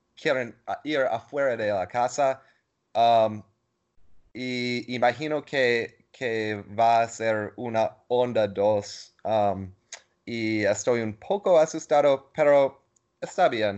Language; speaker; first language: Spanish; non-native, learner; English